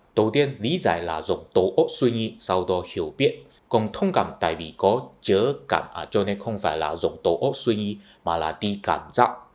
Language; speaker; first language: Vietnamese; non-native, fluent; Chinese